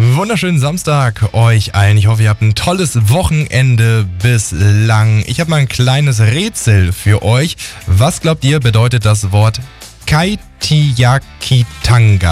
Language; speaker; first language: German; native; German